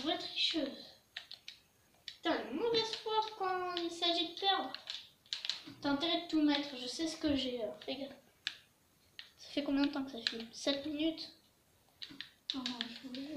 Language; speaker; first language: French; native; French